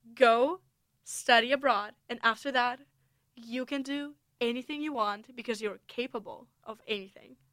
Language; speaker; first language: English; non-native, fluent; Russian